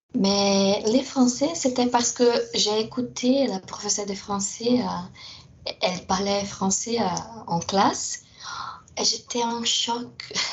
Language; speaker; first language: French; non-native, fluent; Portuguese